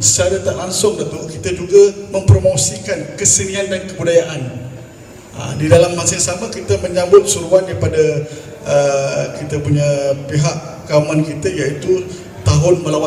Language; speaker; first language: Malay; native; Malay